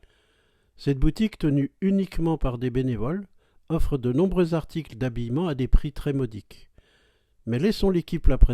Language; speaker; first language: French; native; French